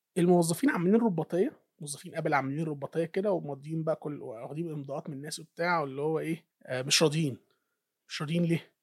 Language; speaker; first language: Arabic; native; Arabic